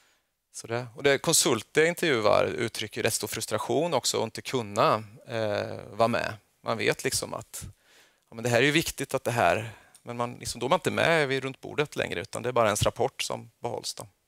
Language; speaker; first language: Swedish; native; Swedish